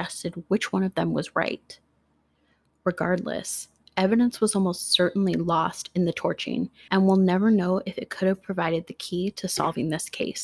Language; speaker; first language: English; native; English